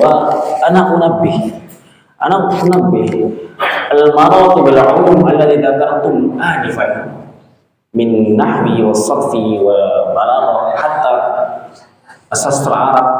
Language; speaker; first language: Arabic; non-native, fluent; Indonesian